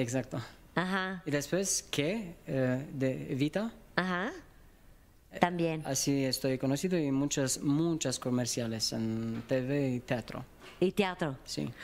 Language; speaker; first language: Spanish; non-native, learner; Romanian